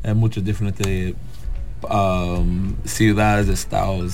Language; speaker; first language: Spanish; non-native, learner; English